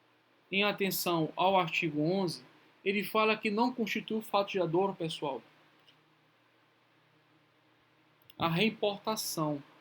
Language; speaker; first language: Portuguese; native; Portuguese